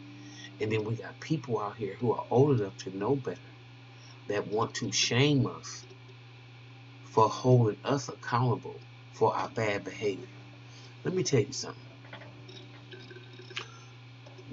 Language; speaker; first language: English; native; English